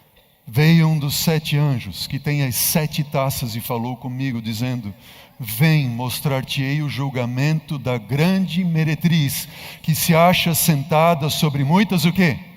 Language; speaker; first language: Portuguese; native; Portuguese